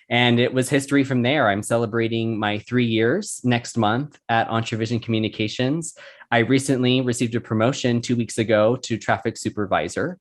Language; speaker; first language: English; native; English